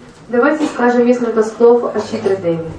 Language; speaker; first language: Russian; native; Russian